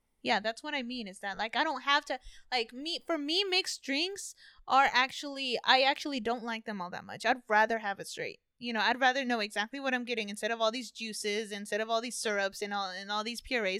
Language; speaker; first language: English; early bilingual, other home language; Spanish